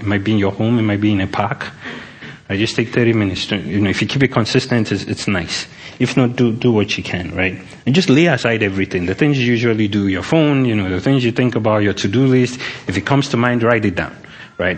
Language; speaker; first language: English; non-native, local second language; Yoruba